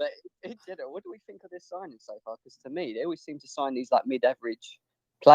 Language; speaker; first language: English; native; English